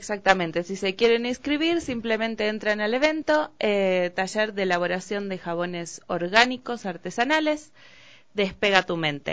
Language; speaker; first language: Spanish; native; Spanish